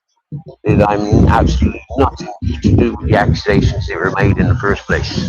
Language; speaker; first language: English; native; English